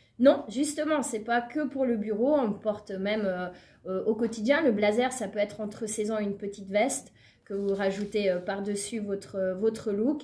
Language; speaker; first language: French; native; French